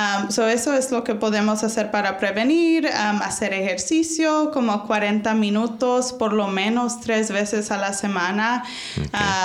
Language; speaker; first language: Spanish; early bilingual, heritage; Spanish